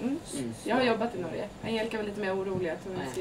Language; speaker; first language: Swedish; native; Swedish